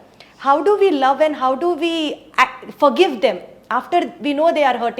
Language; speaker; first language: Telugu; native; Telugu